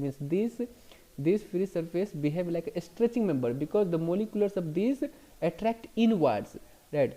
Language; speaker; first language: English; non-native, local second language; Hindi